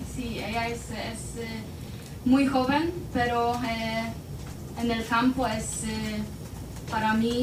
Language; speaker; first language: Spanish; non-native, learner; Polish